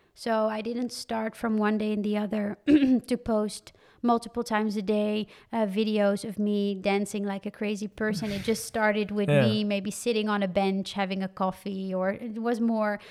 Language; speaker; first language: English; non-native, fluent; Dutch